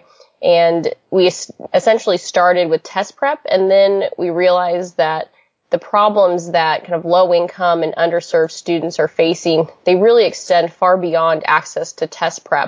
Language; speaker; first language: English; native; English